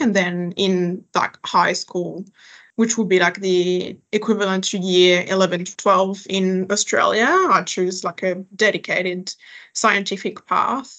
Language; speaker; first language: English; non-native, fluent; French